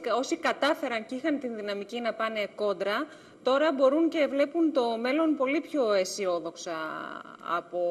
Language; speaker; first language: Greek; native; Greek